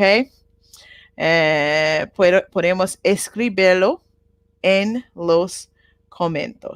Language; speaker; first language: Spanish; non-native, learner; Japanese